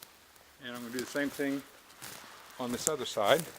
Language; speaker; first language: English; native; English